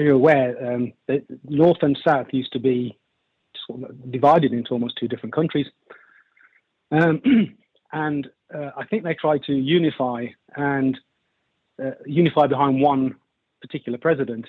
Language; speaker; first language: English; native; English